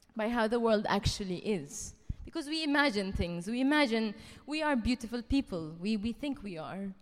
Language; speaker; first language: English; early bilingual, heritage; Arabic